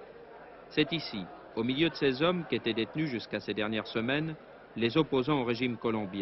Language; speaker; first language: French; native; French